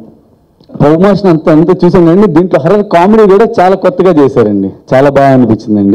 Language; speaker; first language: Telugu; native; Telugu